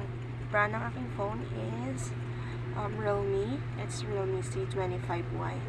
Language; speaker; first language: English; non-native, learner; Filipino